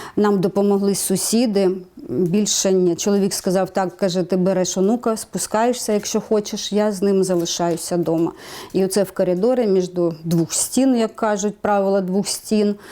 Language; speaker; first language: Ukrainian; native; Ukrainian